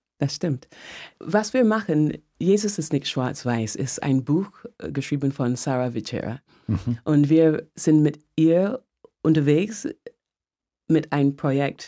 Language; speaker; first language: German; non-native, fluent; English